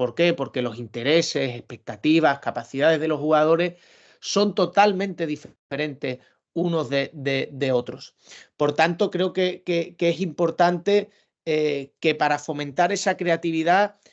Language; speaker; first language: Spanish; native; Spanish